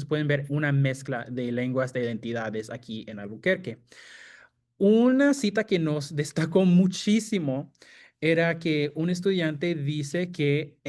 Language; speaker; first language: Spanish; non-native, fluent; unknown